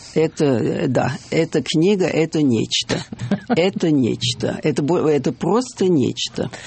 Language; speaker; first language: Russian; early bilingual, heritage; French